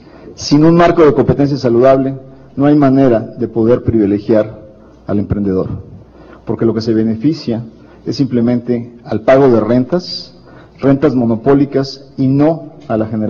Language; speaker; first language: Spanish; native; Spanish